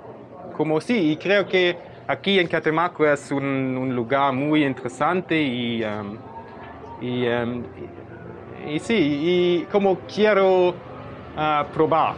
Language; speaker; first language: Spanish; non-native, learner; German